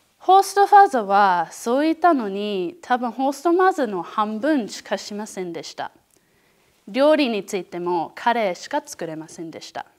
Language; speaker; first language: Japanese; non-native, learner; English